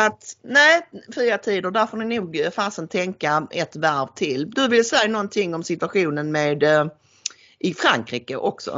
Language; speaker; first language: Swedish; native; Swedish